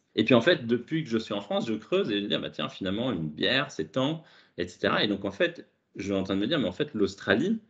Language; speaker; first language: French; native; French